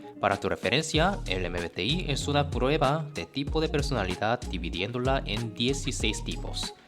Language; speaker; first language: Spanish; non-native, fluent; Korean